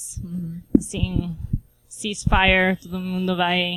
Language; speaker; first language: Portuguese; non-native, fluent; Spanish